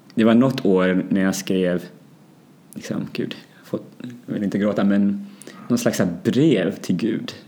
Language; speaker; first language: Swedish; early bilingual, other home language; Amharic